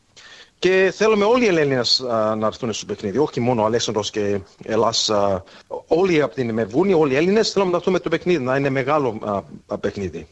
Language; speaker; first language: Greek; early bilingual, heritage; Greek